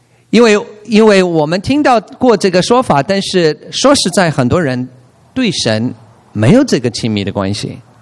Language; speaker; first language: Chinese; non-native, fluent; English